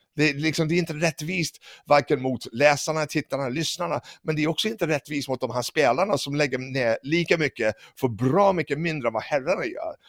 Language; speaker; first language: Swedish; non-native, fluent; English